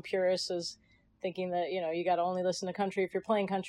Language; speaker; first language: English; native; English